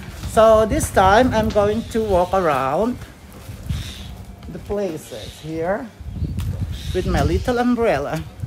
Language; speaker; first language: English; non-native, local second language; Filipino